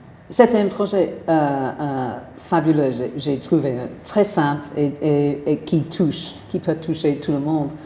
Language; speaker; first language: French; non-native, fluent; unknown